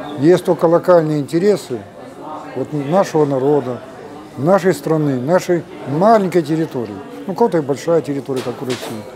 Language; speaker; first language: Russian; native; Russian